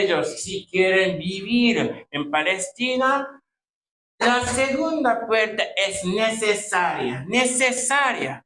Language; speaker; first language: Spanish; non-native, fluent; Japanese